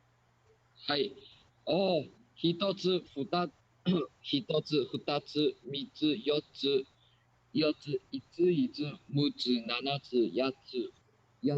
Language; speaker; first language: Japanese; non-native, learner; English